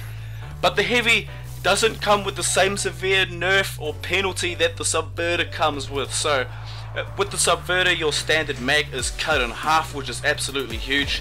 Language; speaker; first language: English; native; English